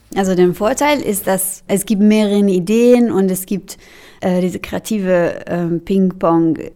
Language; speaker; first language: German; non-native, fluent; Italian